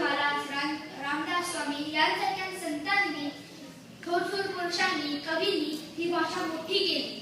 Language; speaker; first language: Marathi; early bilingual, heritage; Marathi